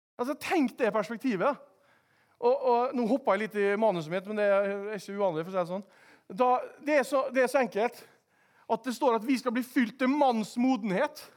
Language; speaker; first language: Norwegian; native; Norwegian